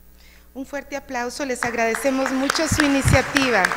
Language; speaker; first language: Spanish; native; Spanish